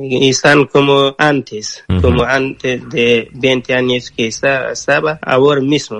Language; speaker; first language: Spanish; non-native, learner; Persian